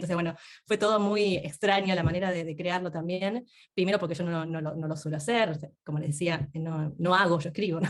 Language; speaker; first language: Spanish; native; Spanish